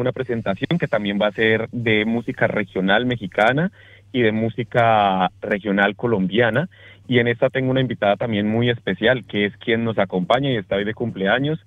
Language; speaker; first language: Spanish; native; Spanish